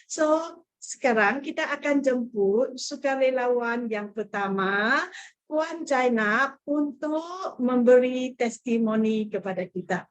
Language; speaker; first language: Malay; non-native, local second language; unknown